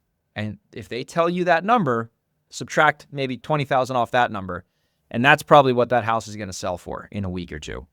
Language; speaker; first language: English; native; English